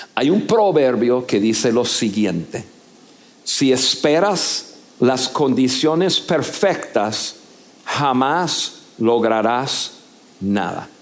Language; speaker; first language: Spanish; non-native, fluent; English